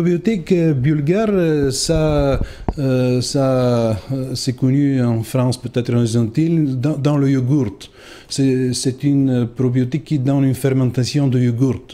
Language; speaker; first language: French; non-native, learner; Bulgarian